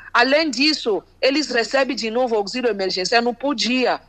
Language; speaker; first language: Portuguese; non-native, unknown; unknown